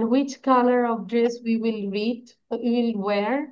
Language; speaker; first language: English; non-native, learner; Bangla